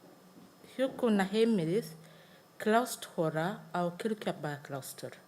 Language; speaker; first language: Icelandic; non-native, learner; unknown